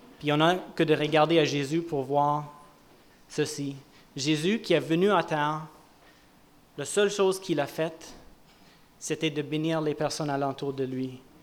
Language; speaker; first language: French; native; French